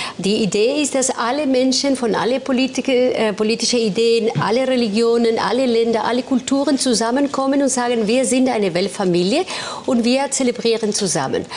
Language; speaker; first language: German; non-native, fluent; Spanish